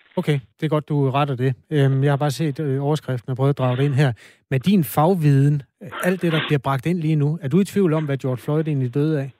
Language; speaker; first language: Danish; native; Danish